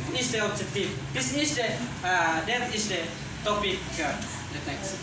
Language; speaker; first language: English; non-native, learner; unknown